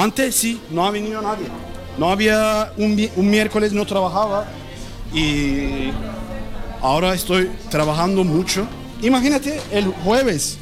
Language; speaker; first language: Spanish; non-native, learner; Turkish